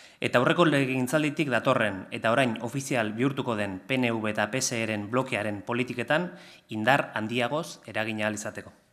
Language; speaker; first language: Basque; non-native, local second language; Spanish